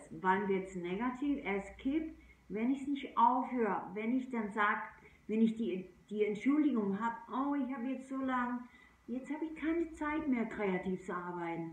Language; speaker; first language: German; non-native, fluent; English